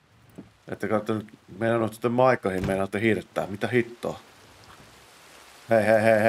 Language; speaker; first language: Finnish; native; Finnish